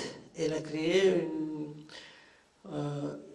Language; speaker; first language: French; non-native, fluent; Indonesian